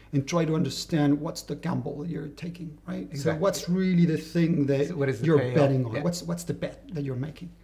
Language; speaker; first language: English; non-native, fluent; Spanish